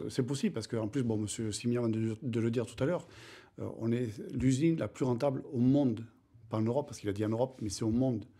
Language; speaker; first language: French; native; French